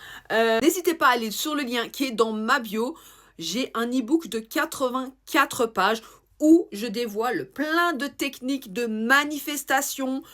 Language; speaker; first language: French; native; French